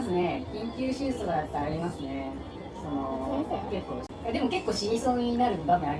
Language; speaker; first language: Japanese; native; Japanese